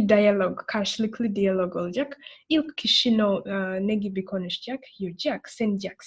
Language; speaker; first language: Turkish; non-native, learner; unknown